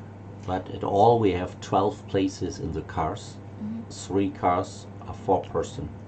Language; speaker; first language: English; non-native, learner; German